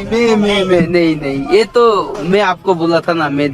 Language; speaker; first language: Hindi; non-native, learner; Bangla